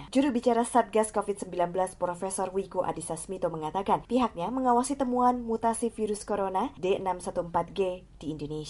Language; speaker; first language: Indonesian; native; Indonesian